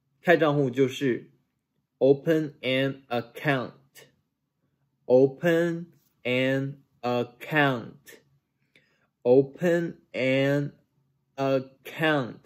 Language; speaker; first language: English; non-native, fluent; Chinese